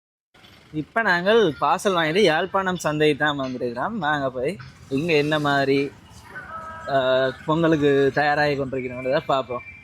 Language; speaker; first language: Tamil; native; Tamil